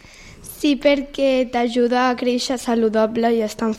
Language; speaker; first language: Catalan; non-native, local second language; Spanish